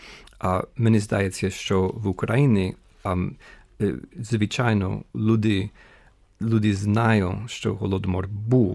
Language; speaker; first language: Ukrainian; non-native, fluent; English